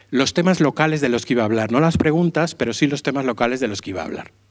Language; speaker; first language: Spanish; native; Spanish